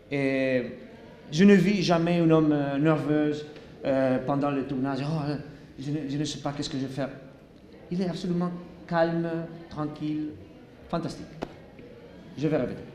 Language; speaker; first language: French; non-native, learner; Spanish